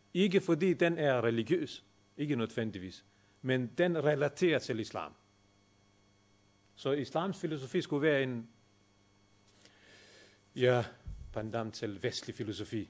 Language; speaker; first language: Danish; non-native, fluent; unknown